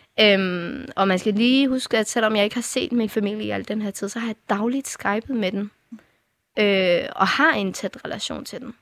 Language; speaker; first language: Danish; early bilingual, other home language; Persian